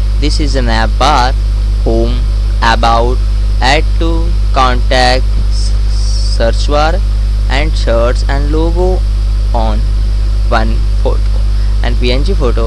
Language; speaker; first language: English; non-native, learner; Hindi